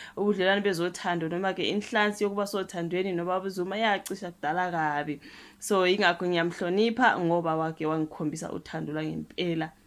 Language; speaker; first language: Zulu; non-native, local second language; Xhosa